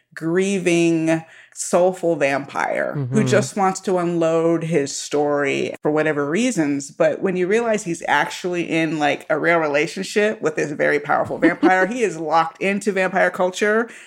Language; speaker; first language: English; native; English